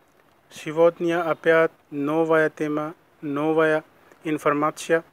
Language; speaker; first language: Russian; non-native, learner; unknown